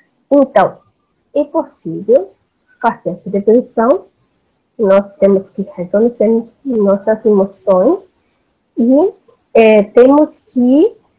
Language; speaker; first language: Portuguese; non-native, learner; Spanish